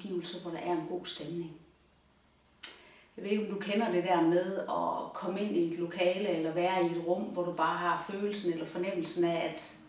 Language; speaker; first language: Danish; native; Danish